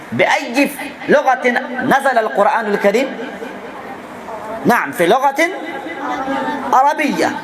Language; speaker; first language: Arabic; non-native, fluent; Urdu